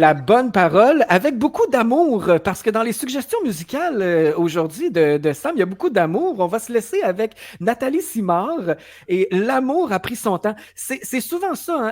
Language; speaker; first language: French; native; French